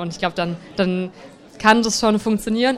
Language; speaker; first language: German; native; German